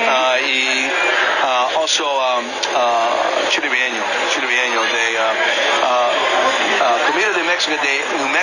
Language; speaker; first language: Spanish; non-native, learner; English